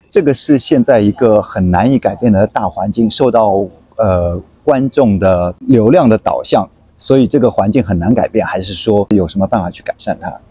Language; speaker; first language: Chinese; native; Chinese